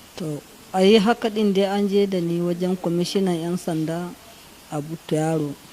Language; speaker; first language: Hausa; non-native, local second language; Fula